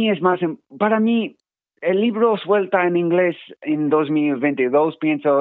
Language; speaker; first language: Spanish; non-native, learner; English